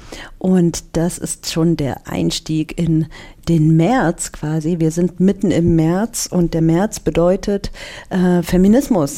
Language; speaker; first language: German; native; German